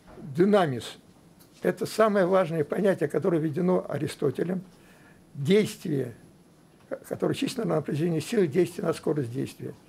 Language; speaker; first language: Russian; native; Russian